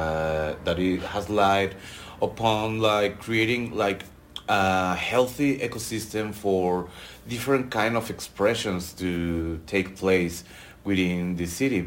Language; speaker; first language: English; non-native, fluent; Spanish